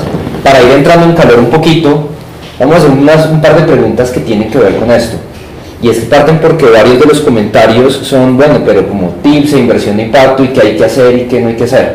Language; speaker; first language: Spanish; native; Spanish